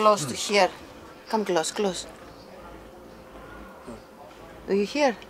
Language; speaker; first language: English; non-native, fluent; Greek